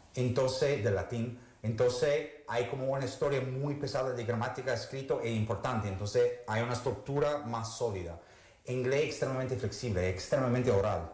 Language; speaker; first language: Spanish; non-native, fluent; English